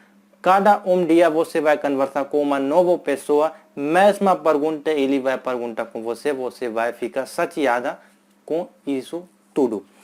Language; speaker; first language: Portuguese; non-native, fluent; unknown